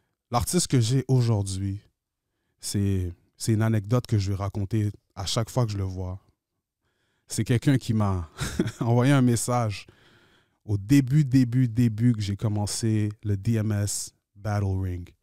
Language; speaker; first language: French; native; French